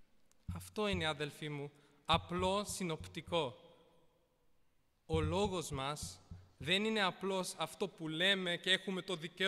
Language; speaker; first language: Greek; early bilingual, heritage; Greek